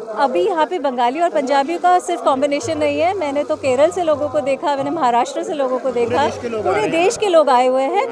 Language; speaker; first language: Hindi; non-native, local second language; Bangla